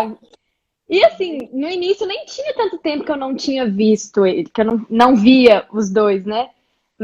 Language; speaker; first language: Portuguese; native; Portuguese